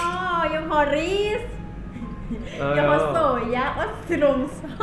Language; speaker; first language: Swedish; non-native, learner; Thai